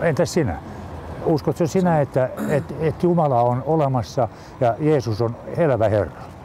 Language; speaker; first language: Finnish; native; Finnish